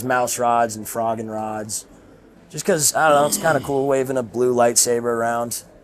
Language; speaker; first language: English; native; English